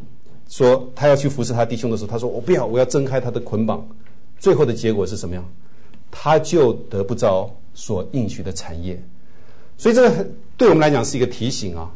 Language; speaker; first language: Chinese; native; Chinese